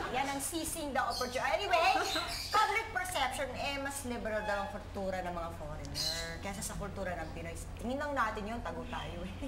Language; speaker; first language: Filipino; native; Filipino